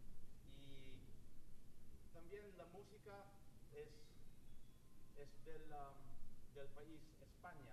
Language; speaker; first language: Spanish; non-native, learner; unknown